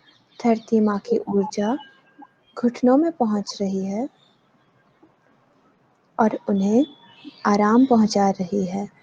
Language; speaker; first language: Hindi; native; Hindi